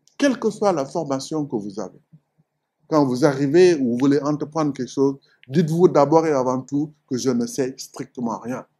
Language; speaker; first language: French; non-native, local second language; Wolof